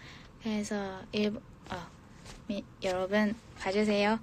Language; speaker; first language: Korean; non-native, fluent; Japanese